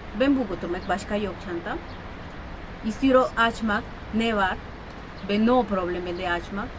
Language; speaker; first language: Turkish; non-native, learner; Spanish